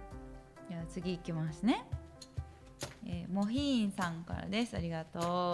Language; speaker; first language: Japanese; native; Japanese